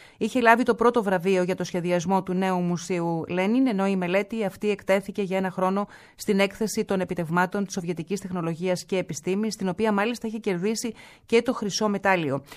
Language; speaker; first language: Greek; native; Greek